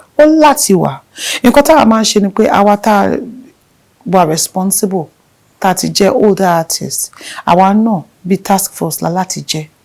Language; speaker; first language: Yoruba; native; Yoruba